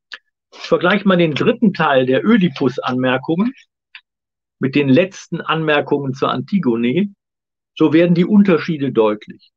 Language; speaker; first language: German; native; German